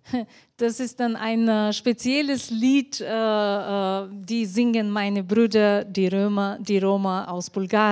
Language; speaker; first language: German; non-native, fluent; Bulgarian